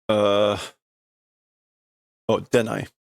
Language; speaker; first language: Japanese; non-native, learner; English